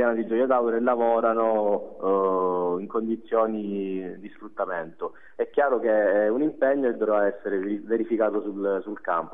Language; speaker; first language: Italian; native; Italian